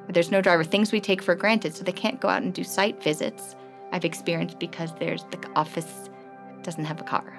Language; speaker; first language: English; native; English